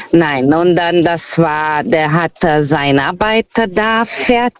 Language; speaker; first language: German; non-native, fluent; Portuguese